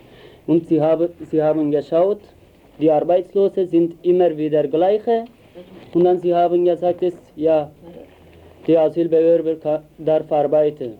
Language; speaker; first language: German; non-native, learner; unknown